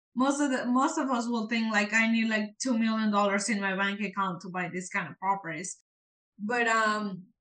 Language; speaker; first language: English; non-native, fluent; Spanish